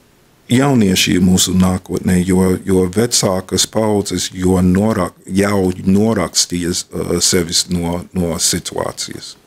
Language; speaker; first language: Latvian; non-native, fluent; English